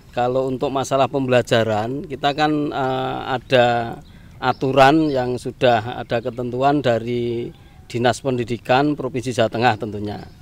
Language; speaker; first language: Indonesian; non-native, local second language; Javanese